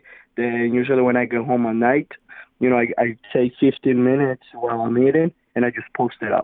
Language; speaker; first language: English; non-native, fluent; Spanish